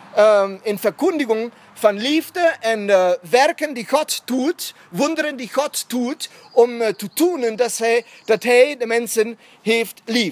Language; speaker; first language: Dutch; non-native, fluent; German